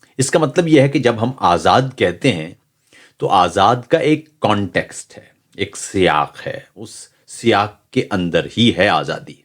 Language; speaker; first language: Urdu; native; Urdu